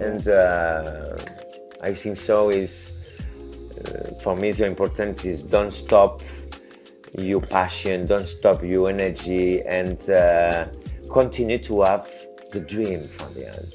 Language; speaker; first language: English; non-native, learner; French